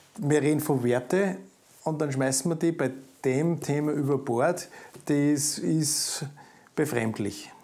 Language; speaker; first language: German; native; German